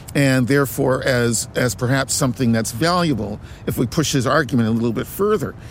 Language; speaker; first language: English; native; English